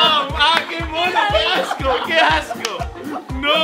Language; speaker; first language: Spanish; native; Spanish